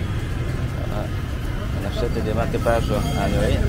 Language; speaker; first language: French; non-native, fluent; Vietnamese